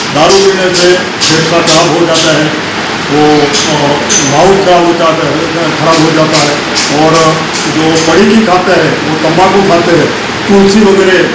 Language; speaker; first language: Hindi; non-native, local second language; Gujarati